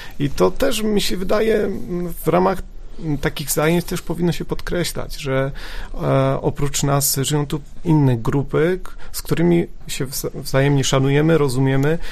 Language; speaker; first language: Polish; native; Polish